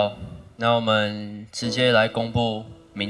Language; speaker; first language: Chinese; native; Chinese